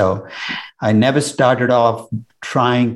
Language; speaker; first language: English; non-native, local second language; Tamil